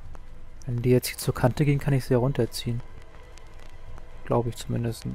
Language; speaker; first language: German; native; German